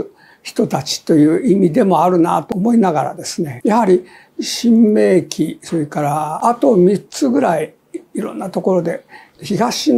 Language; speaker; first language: Japanese; native; Japanese